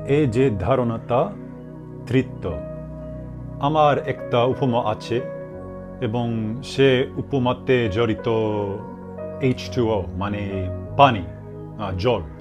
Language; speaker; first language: Bangla; non-native, learner; English